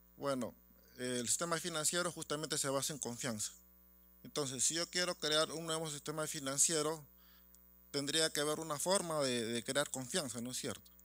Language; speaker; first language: Spanish; native; Spanish